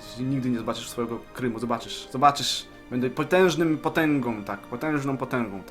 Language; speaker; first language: Polish; native; Polish